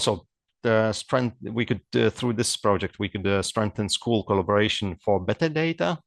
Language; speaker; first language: English; non-native, fluent; Lithuanian